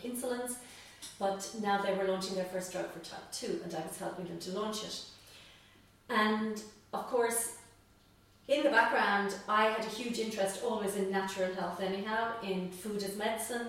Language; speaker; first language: English; native; English